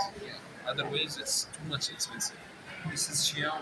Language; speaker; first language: English; non-native, fluent; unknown